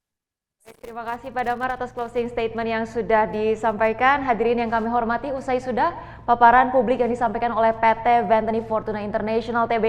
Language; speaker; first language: Indonesian; native; Indonesian